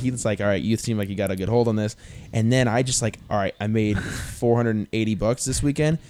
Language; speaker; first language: English; native; English